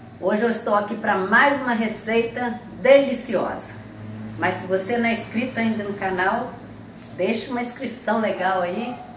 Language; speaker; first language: Portuguese; native; Portuguese